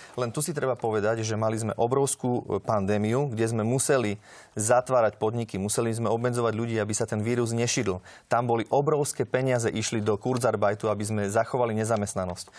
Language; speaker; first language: Slovak; native; Slovak